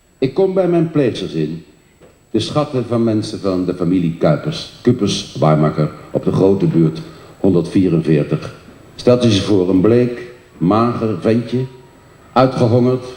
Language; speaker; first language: Dutch; native; Dutch